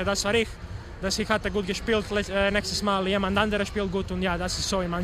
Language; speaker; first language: German; non-native, learner; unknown